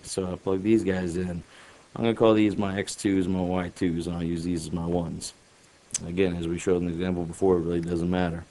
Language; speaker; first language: English; native; English